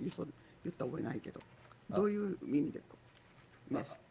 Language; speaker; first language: Japanese; native; Japanese